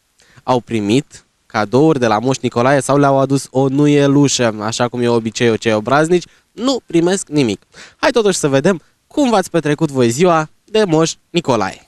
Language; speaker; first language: Romanian; native; Romanian